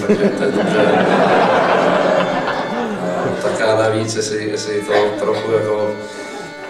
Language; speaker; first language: Czech; non-native, learner; English